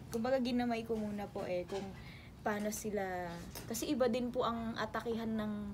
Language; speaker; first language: Filipino; native; Filipino